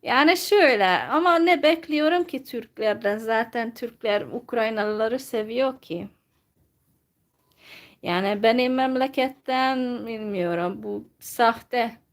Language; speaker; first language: Turkish; non-native, fluent; Hungarian